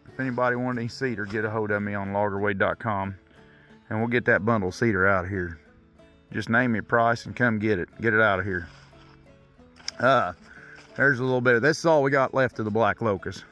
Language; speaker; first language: English; native; English